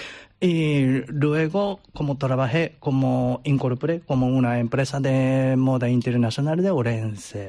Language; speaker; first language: Spanish; non-native, learner; Japanese